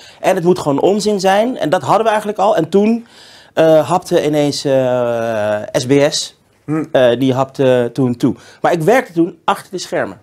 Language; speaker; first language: Dutch; native; Dutch